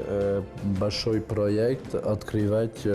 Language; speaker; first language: Russian; non-native, fluent; French